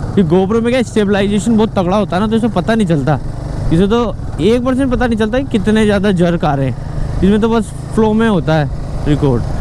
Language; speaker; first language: Hindi; native; Hindi